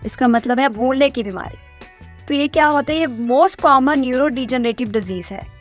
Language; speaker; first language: Hindi; native; Hindi